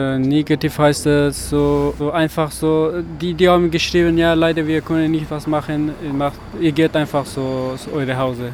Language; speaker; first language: German; non-native, learner; Persian